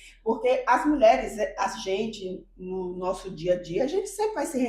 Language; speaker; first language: Portuguese; native; Portuguese